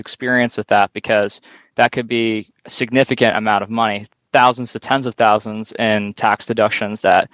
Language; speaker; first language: English; native; English